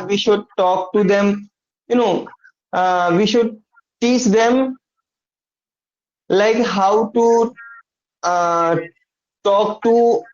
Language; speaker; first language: English; non-native, learner; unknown